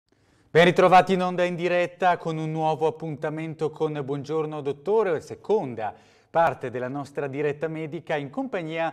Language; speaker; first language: Italian; native; Italian